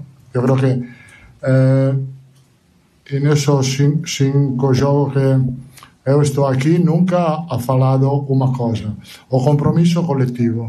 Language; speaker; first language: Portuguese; non-native, learner; Italian